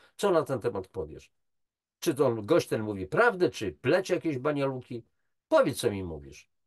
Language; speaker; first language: Polish; native; Polish